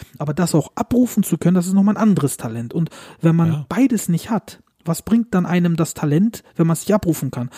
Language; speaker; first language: German; early bilingual, other home language; Turkish